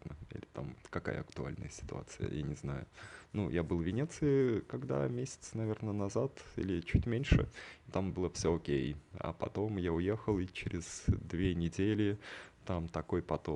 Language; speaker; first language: Russian; native; Russian